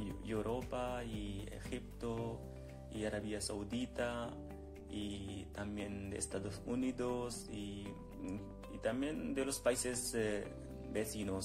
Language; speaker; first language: Spanish; non-native, fluent; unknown